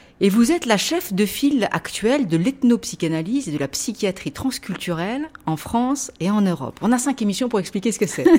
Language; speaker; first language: French; native; French